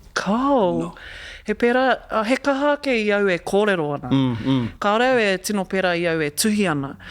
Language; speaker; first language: Māori; non-native, local second language; English